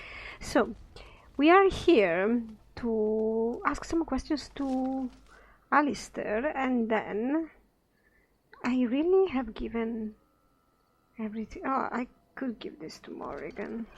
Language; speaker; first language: English; non-native, fluent; Italian